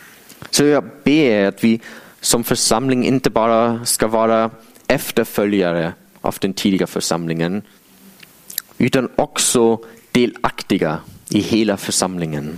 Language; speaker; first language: Swedish; non-native, fluent; English